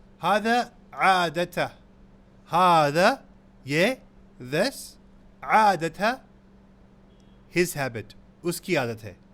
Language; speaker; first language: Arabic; non-native, fluent; Urdu